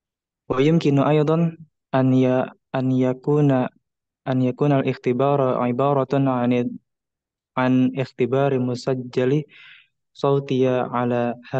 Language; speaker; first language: Arabic; non-native, learner; Indonesian